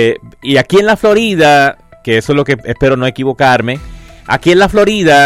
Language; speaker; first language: Spanish; native; Spanish